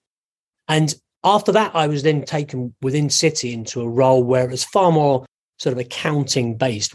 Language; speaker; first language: English; native; English